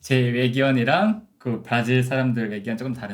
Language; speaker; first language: Korean; non-native, learner; Portuguese